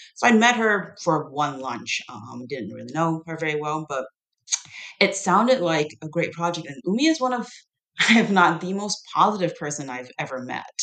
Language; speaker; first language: English; non-native, fluent; Chinese